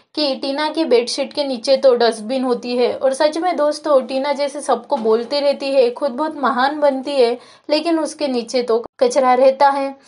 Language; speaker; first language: Hindi; native; Hindi